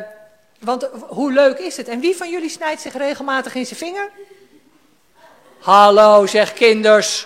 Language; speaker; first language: Dutch; native; Dutch